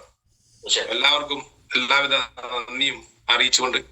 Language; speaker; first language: Malayalam; native; Malayalam